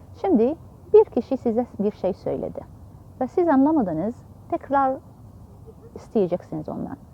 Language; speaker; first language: Turkish; non-native, fluent; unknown